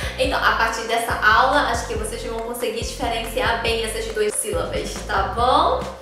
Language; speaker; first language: Portuguese; non-native, fluent; Chinese